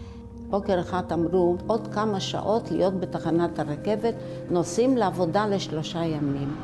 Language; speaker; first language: Hebrew; early bilingual, other home language; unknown